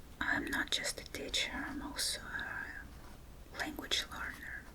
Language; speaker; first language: English; non-native, fluent; Russian